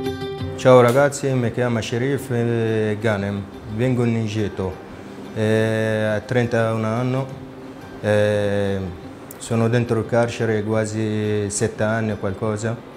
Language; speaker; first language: Italian; non-native, learner; Arabic